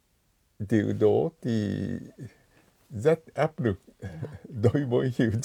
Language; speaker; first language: Vietnamese; non-native, fluent; Japanese